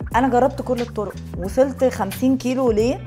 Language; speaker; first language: Arabic; native; Arabic